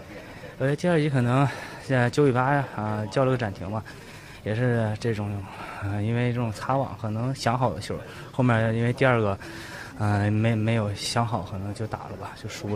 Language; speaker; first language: Chinese; native; Chinese